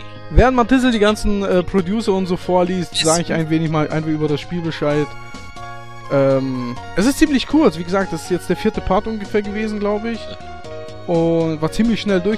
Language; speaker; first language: German; native; German